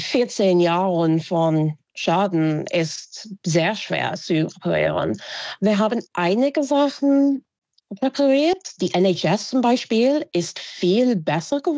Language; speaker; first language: German; non-native, fluent; English